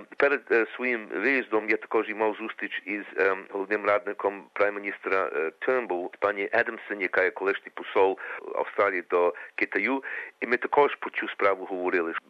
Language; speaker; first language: Ukrainian; early bilingual, heritage; Ukrainian